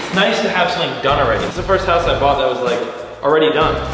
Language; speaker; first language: English; native; English